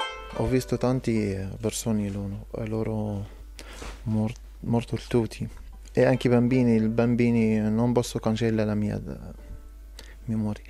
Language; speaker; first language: Italian; non-native, learner; Arabic